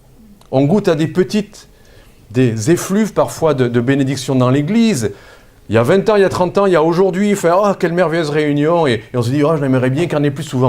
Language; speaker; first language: French; native; French